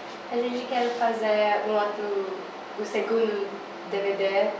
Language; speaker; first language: Portuguese; early bilingual, heritage; English